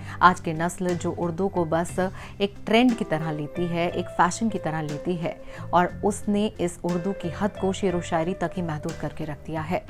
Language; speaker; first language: Urdu; native; Urdu